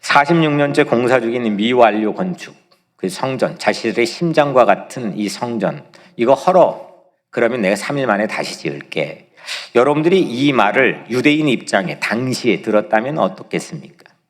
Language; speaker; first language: Korean; native; Korean